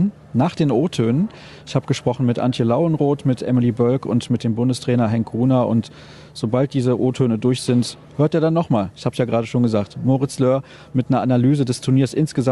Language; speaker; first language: German; native; German